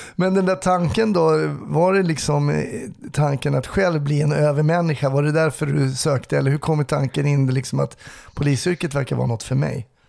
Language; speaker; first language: Swedish; native; Swedish